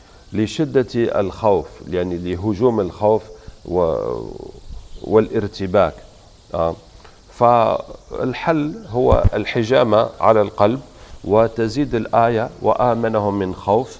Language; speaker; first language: Arabic; native; Arabic